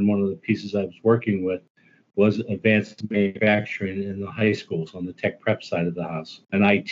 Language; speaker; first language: English; native; English